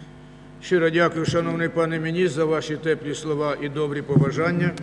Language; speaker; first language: Ukrainian; native; Ukrainian